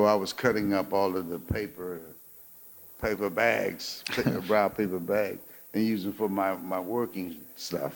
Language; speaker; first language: English; native; English